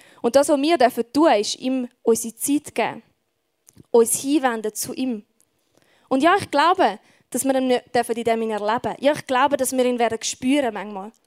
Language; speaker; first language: German; native; German